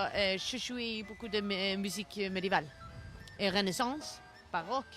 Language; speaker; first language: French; non-native, learner; Swedish